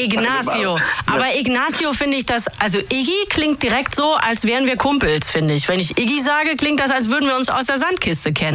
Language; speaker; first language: German; native; German